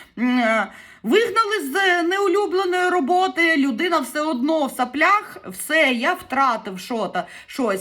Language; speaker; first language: Ukrainian; native; Ukrainian